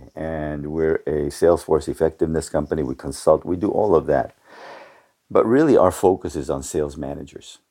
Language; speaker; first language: English; early bilingual, other home language; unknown